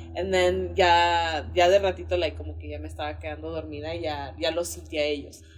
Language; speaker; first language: Spanish; early bilingual, heritage; Spanish